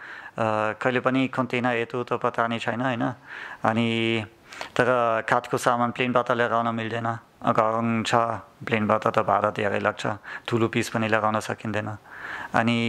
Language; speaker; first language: Nepali; non-native, learner; German